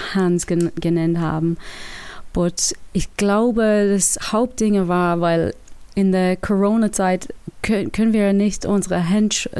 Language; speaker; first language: German; non-native, learner; English